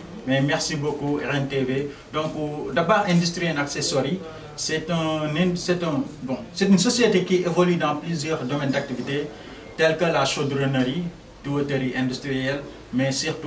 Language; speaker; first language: French; non-native, local second language; Wolof